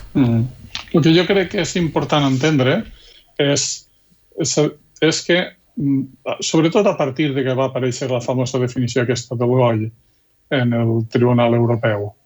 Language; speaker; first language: Catalan; native; Catalan